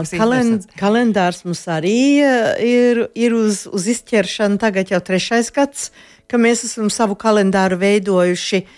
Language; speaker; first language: Latvian; early bilingual, heritage; Latvian